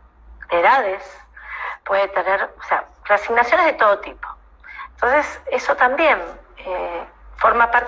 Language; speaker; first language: Spanish; native; Spanish